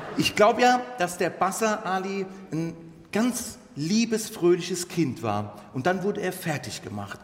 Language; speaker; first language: German; early bilingual, other home language; Turkish